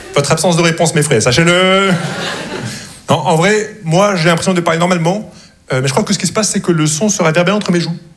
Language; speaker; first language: French; non-native, local second language; Arabic